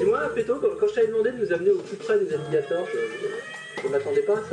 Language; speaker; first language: French; native; French